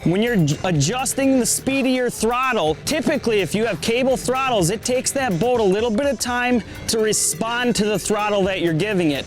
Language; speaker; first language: English; native; English